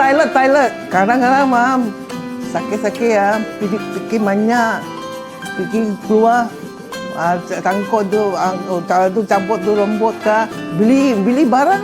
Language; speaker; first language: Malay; non-native, local second language; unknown